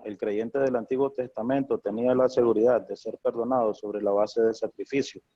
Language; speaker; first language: Spanish; native; Spanish